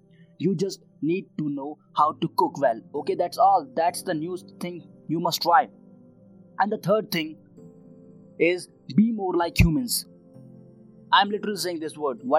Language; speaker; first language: English; non-native, local second language; Hindi